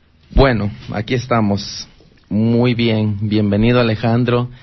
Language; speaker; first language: Spanish; early bilingual, heritage; Spanish